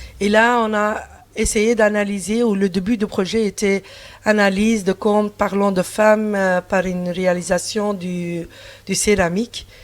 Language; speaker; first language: French; non-native, fluent; Turkish